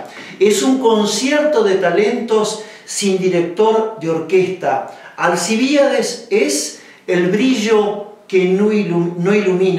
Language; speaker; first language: Spanish; native; Spanish